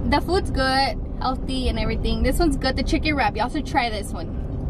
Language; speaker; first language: English; early bilingual, other home language; Spanish